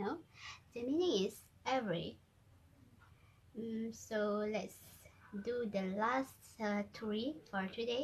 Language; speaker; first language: English; non-native, local second language; Malay